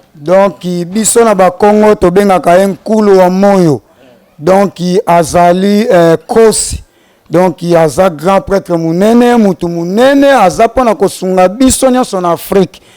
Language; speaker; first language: Lingala; non-native, local second language; Kongo